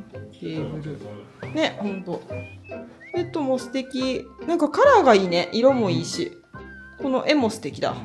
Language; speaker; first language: Japanese; native; Japanese